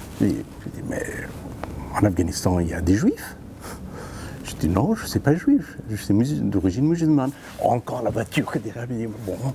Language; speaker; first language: French; non-native, fluent; Persian